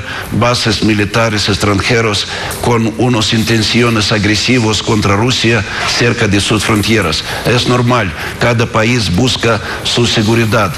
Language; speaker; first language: Spanish; non-native, fluent; Russian